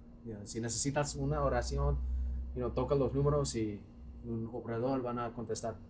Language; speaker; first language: Spanish; non-native, fluent; English